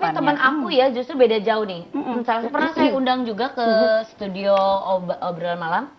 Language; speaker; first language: Indonesian; native; Indonesian